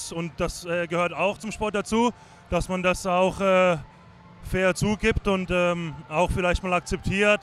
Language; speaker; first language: German; native; German